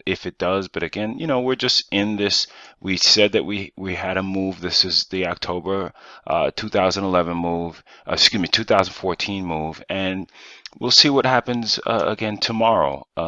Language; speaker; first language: English; native; English